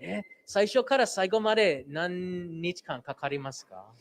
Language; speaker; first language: Japanese; non-native, fluent; English